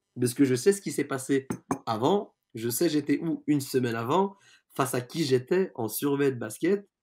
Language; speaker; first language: French; native; French